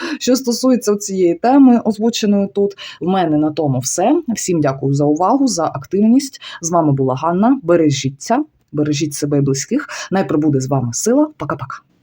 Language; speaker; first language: Ukrainian; non-native, local second language; Russian